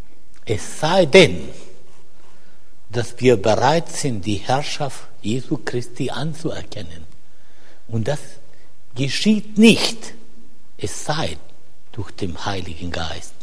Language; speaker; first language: German; non-native, fluent; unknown